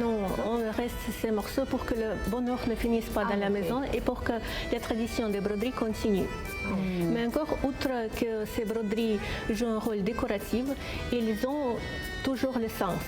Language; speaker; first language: French; non-native, fluent; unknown